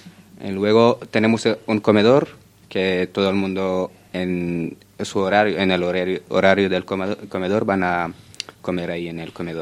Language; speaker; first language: Spanish; non-native, fluent; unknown